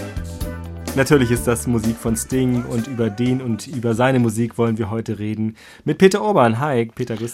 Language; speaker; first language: German; native; German